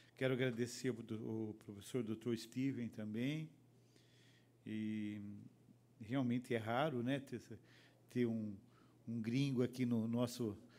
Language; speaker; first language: Portuguese; native; Portuguese